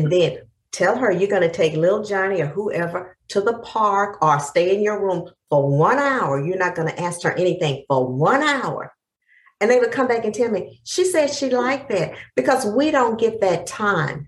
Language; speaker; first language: English; native; English